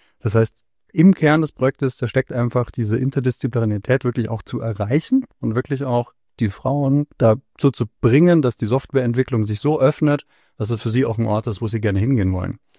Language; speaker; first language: German; native; German